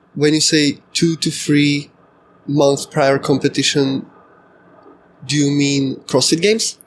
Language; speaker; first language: English; non-native, fluent; Slovak